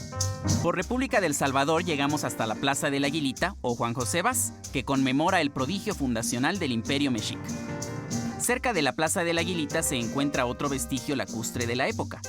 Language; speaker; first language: Spanish; native; Spanish